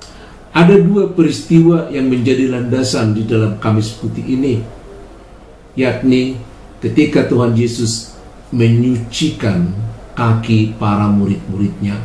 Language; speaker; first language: Indonesian; native; Indonesian